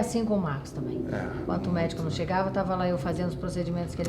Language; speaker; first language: Portuguese; native; Portuguese